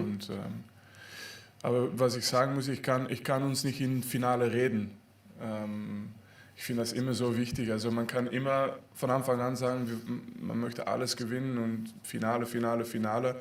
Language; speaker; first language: German; non-native, fluent; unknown